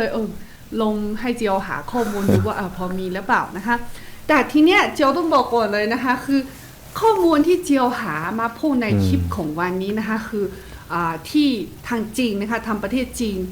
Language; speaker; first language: Thai; non-native, fluent; Chinese